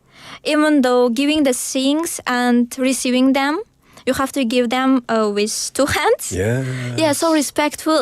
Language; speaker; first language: English; non-native, learner; Uzbek